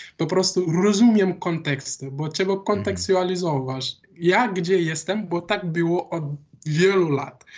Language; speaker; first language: Polish; non-native, learner; Wolof